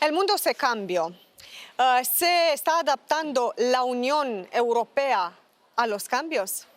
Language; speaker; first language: Spanish; non-native, fluent; Romanian